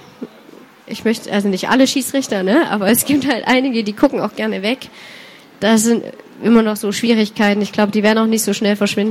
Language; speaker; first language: German; native; German